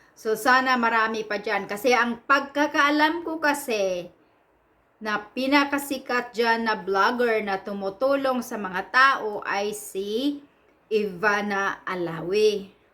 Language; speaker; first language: Filipino; non-native, local second language; Cebuano